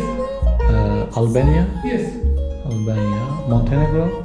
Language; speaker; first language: English; non-native, learner; Turkish